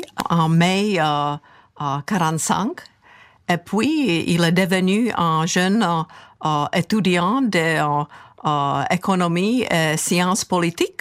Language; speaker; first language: French; non-native, fluent; Czech